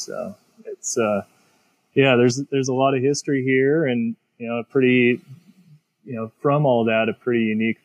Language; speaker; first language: English; native; English